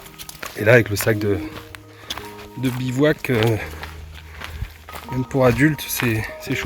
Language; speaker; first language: French; native; French